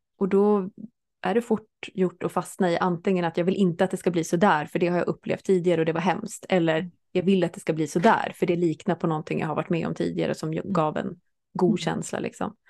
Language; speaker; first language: Swedish; native; Swedish